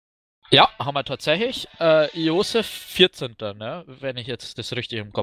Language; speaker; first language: German; native; German